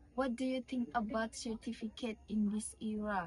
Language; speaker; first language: English; non-native, learner; Indonesian